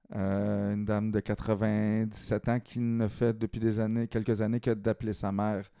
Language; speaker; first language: French; native; French